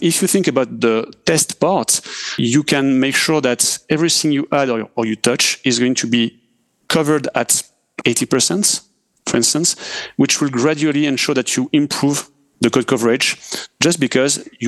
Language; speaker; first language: English; non-native, fluent; French